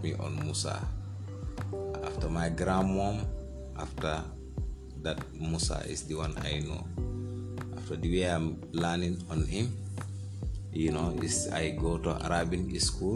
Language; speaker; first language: English; non-native, fluent; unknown